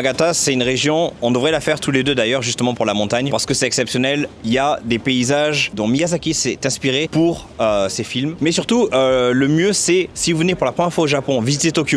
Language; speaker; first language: French; native; French